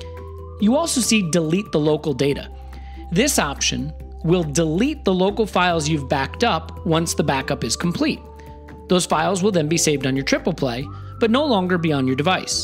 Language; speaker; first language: English; native; English